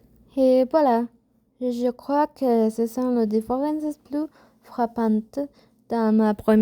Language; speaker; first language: French; non-native, learner; Spanish